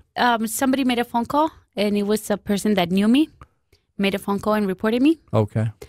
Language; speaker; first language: English; non-native, fluent; Spanish